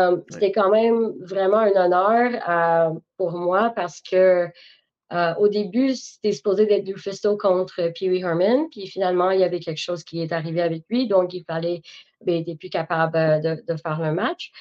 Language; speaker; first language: French; native; French